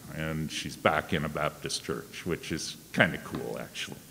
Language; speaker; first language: English; native; English